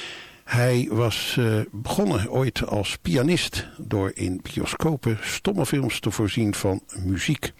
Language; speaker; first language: Dutch; native; Dutch